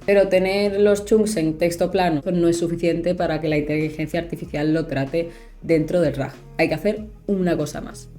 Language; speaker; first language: Spanish; native; Spanish